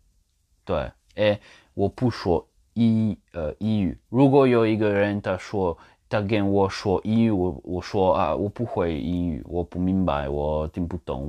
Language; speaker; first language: Chinese; non-native, learner; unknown